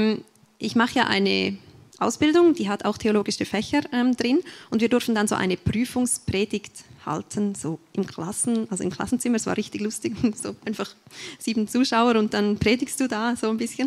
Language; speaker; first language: German; native; German